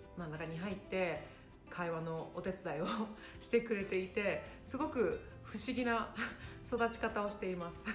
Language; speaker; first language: Japanese; early bilingual, other home language; Hindi